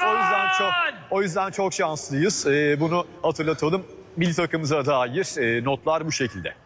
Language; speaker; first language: Turkish; native; Turkish